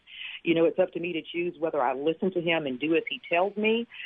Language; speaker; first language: English; native; English